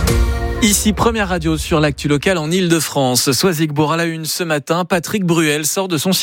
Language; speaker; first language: French; native; French